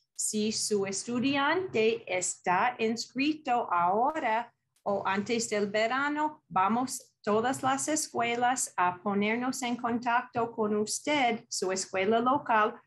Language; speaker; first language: Spanish; non-native, fluent; English